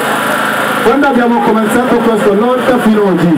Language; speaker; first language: Italian; non-native, learner; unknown